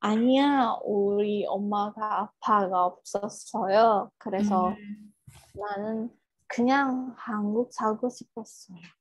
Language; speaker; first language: Korean; non-native, learner; Indonesian